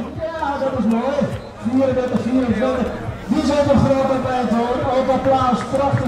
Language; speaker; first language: Dutch; native; Dutch